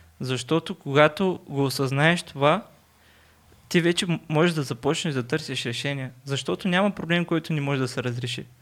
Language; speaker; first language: Bulgarian; non-native, local second language; Turkish